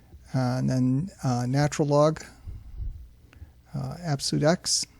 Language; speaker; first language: English; native; English